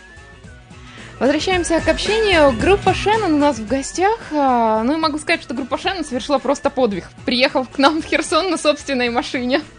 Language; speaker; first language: Russian; native; Russian